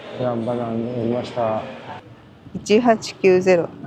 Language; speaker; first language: Japanese; native; Japanese